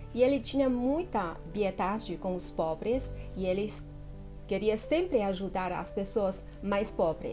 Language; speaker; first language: Portuguese; non-native, fluent; Chinese